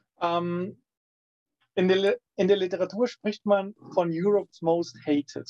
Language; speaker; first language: German; non-native, fluent; Romanian